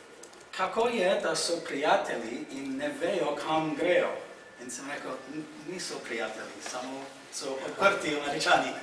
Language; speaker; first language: Slovenian; non-native, fluent; English